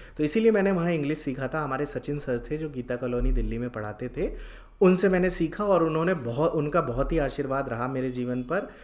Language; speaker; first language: Hindi; native; Hindi